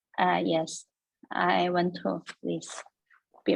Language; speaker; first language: English; non-native, learner; Chinese